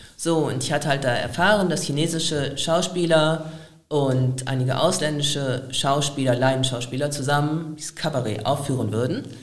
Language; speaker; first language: German; native; German